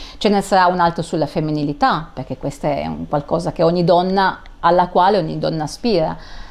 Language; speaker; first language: Italian; native; Italian